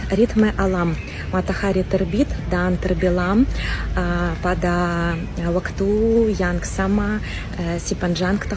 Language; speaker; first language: Indonesian; non-native, fluent; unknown